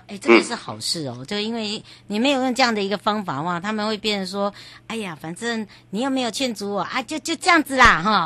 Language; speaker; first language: Chinese; native; Chinese